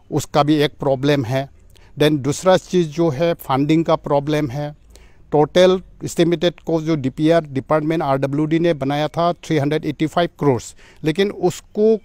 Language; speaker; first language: Hindi; non-native, local second language; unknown